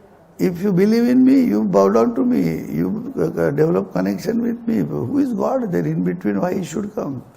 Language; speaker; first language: English; non-native, local second language; Marathi